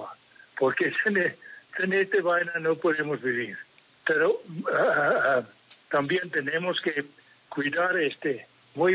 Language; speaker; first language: Spanish; non-native, fluent; English